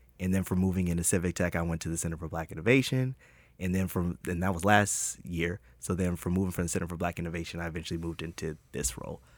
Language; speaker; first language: English; native; English